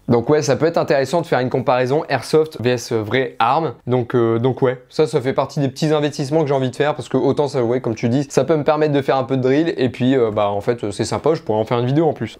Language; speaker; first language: French; native; French